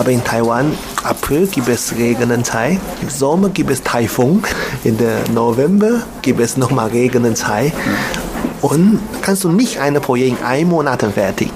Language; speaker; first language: German; non-native, learner; Chinese